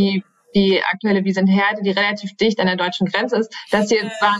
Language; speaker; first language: German; native; German